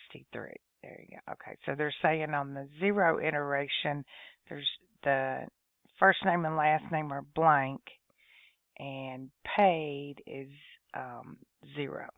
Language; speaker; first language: English; native; English